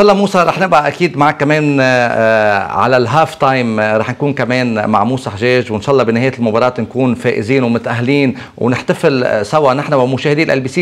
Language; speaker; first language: Arabic; native; Arabic